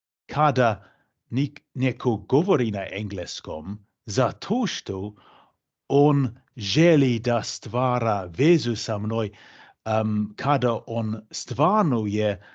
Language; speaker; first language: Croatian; non-native, fluent; English